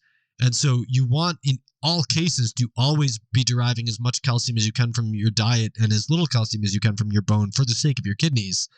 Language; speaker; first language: English; native; English